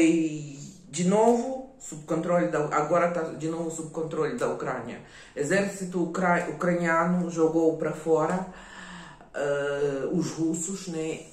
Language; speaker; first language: Portuguese; non-native, fluent; Ukrainian